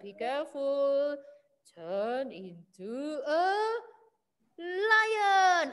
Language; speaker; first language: English; non-native, fluent; Indonesian